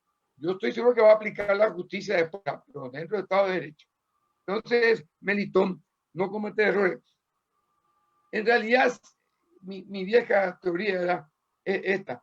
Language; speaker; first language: Spanish; native; Spanish